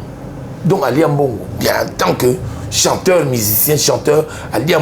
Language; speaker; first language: French; non-native, local second language; Lingala